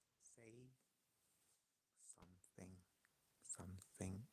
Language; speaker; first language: English; non-native, learner; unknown